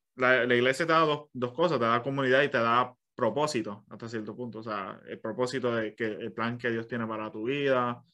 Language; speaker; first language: Spanish; early bilingual, other home language; English